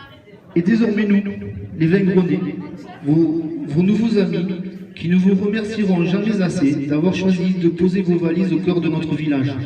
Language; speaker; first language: French; native; French